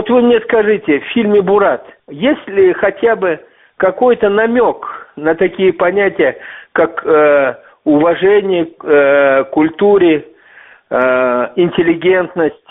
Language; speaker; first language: Russian; non-native, local second language; Uzbek